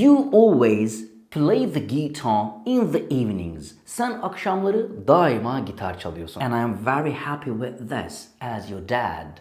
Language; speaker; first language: English; non-native, fluent; Turkish